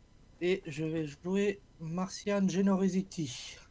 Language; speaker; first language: French; native; French